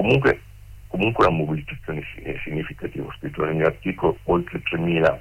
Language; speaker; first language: Italian; native; Italian